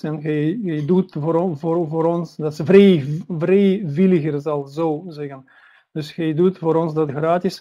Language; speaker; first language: Dutch; non-native, learner; Russian